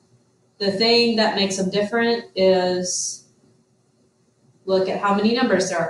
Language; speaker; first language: English; native; English